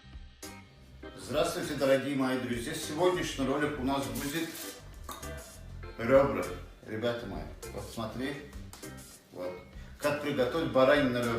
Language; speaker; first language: Russian; non-native, local second language; Azerbaijani